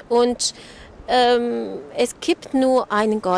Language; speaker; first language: German; non-native, learner; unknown